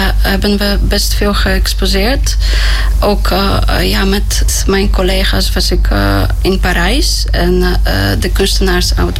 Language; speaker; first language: Dutch; non-native, fluent; Polish